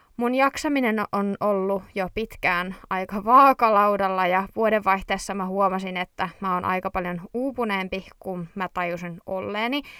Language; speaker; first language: Finnish; native; Finnish